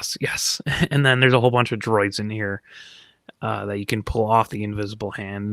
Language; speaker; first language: English; native; English